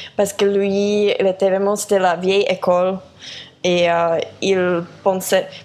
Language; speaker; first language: French; non-native, fluent; Czech